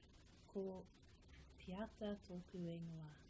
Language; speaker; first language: Māori; non-native, learner; English